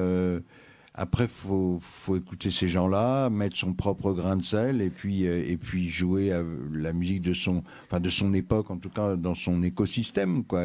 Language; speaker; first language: French; native; French